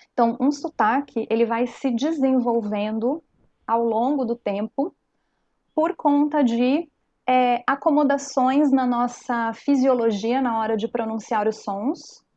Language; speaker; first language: Portuguese; native; Portuguese